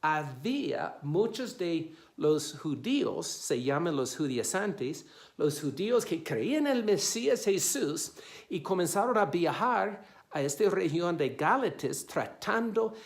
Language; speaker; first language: Spanish; non-native, fluent; English